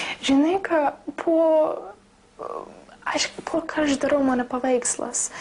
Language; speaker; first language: Lithuanian; early bilingual, heritage; English